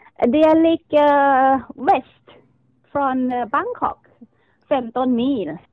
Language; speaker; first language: Swedish; non-native, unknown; Thai